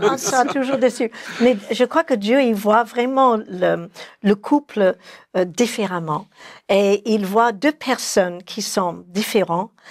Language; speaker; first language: French; non-native, fluent; English